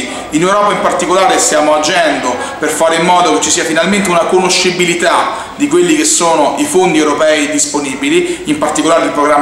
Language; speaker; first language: Italian; native; Italian